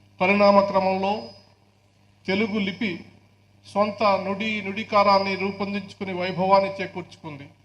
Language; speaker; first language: Telugu; native; Telugu